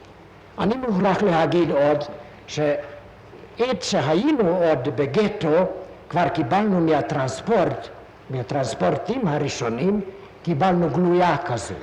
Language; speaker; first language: Hebrew; non-native, fluent; Hungarian